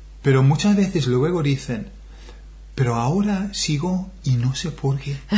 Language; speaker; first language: Spanish; non-native, fluent; English